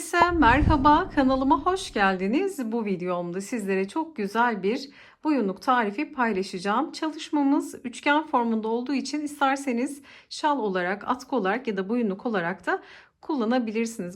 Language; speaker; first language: Turkish; native; Turkish